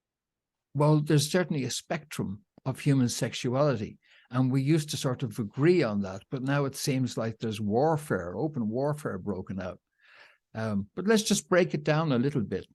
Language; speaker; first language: English; native; English